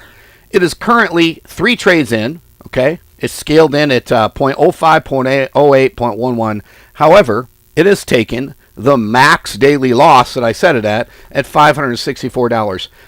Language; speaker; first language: English; native; English